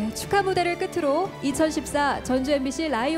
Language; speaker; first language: Korean; native; Korean